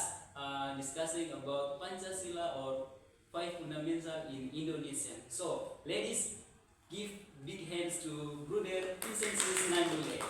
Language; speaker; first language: English; non-native, learner; Indonesian